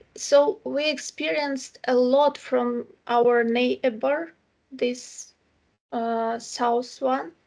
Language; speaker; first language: English; non-native, fluent; Ukrainian